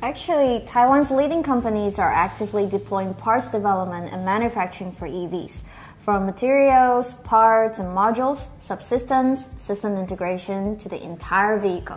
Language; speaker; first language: English; non-native, fluent; Chinese